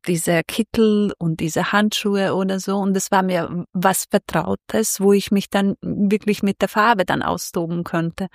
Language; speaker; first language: German; non-native, fluent; Bosnian